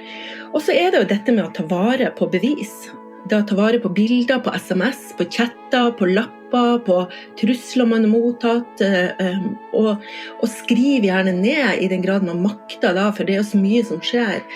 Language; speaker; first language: Norwegian; native; Norwegian